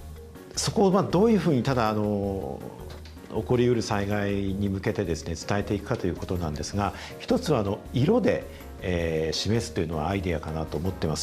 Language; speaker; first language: Japanese; native; Japanese